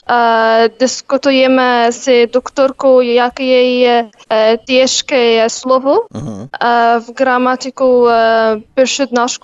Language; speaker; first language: Czech; non-native, learner; Arabic